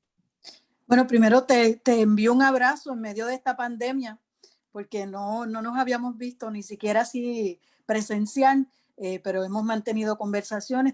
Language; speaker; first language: Spanish; native; Spanish